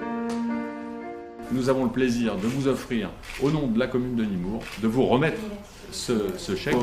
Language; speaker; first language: French; native; French